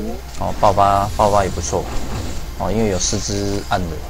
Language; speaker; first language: Chinese; native; Chinese